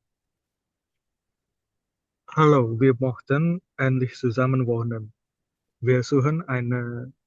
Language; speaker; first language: German; non-native, learner; Indonesian